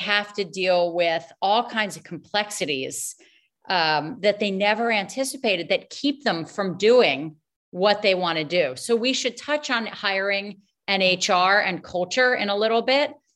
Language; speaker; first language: English; native; English